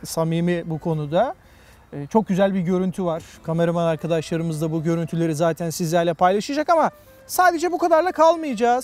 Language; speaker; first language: Turkish; native; Turkish